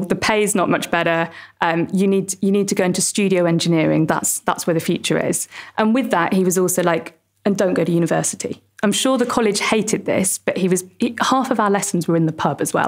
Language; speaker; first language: English; native; English